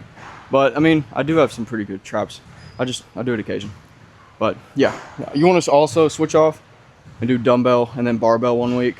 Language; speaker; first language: English; native; English